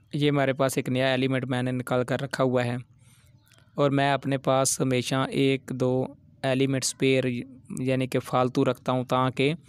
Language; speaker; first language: Urdu; non-native, local second language; Punjabi